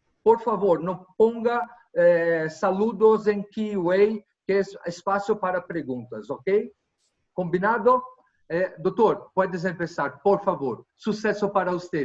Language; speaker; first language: Spanish; non-native, fluent; Portuguese